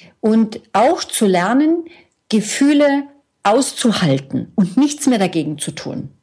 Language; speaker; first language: German; native; German